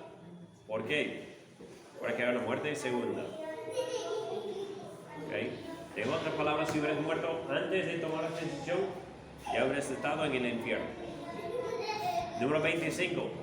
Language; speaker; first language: Spanish; non-native, fluent; English